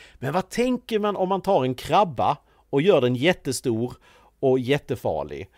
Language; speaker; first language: Swedish; native; Swedish